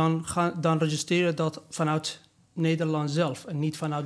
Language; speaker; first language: Dutch; non-native, fluent; Persian